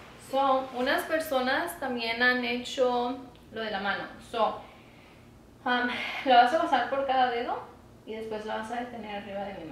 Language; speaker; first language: Spanish; early bilingual, heritage; Spanish